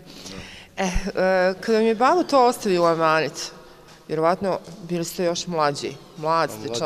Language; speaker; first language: Croatian; native; Croatian